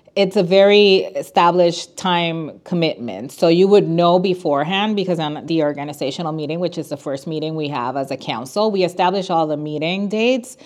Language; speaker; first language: English; non-native, fluent; Spanish